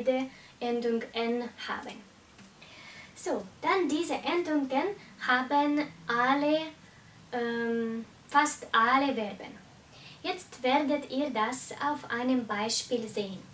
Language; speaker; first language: German; non-native, fluent; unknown